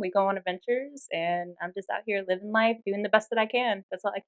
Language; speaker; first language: English; native; English